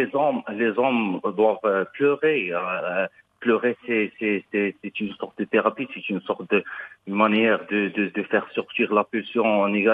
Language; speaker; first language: French; non-native, local second language; Arabic